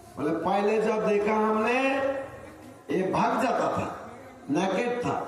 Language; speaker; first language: Hindi; non-native, local second language; Bangla